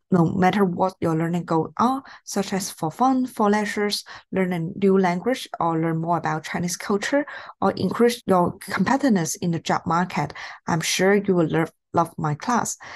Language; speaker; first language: English; non-native, local second language; Cantonese